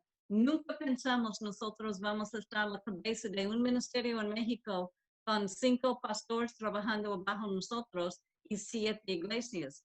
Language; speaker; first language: Spanish; non-native, learner; English